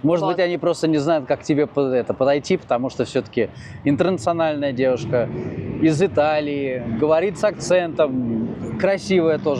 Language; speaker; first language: Russian; native; Russian